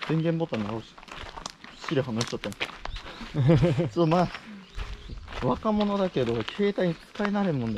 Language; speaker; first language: Japanese; native; Japanese